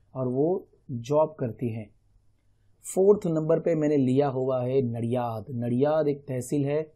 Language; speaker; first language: Hindi; non-native, local second language; Gujarati